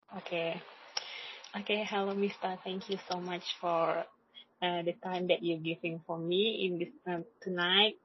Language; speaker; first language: English; non-native, learner; Indonesian